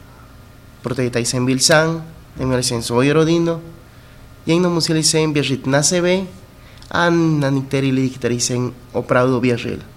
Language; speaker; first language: Czech; non-native, fluent; Spanish